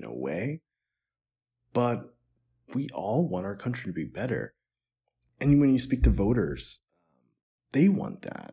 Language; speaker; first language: English; native; English